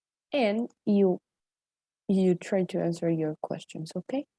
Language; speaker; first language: English; non-native, fluent; Spanish